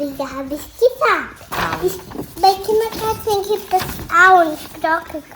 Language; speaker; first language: German; early bilingual, other home language; Telugu